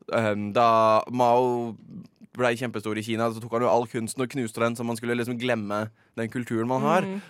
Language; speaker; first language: Norwegian; native; Norwegian